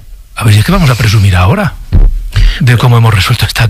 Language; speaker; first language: Spanish; native; Spanish